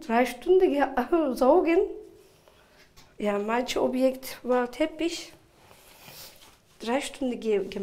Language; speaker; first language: German; non-native, learner; Turkish